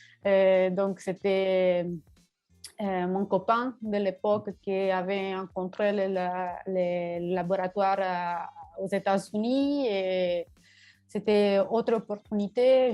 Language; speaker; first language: French; non-native, learner; Italian